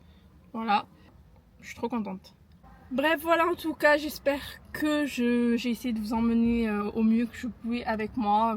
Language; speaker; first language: French; native; French